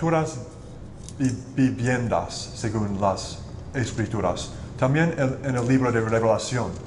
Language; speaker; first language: Spanish; non-native, learner; English